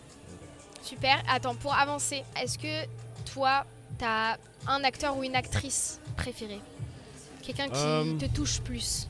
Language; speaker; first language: French; native; French